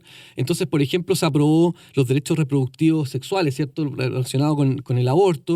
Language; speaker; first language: Spanish; native; Spanish